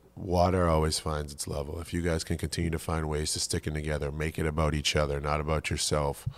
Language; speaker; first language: English; native; English